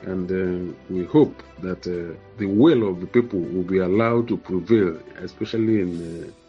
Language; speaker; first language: English; non-native, local second language; Igbo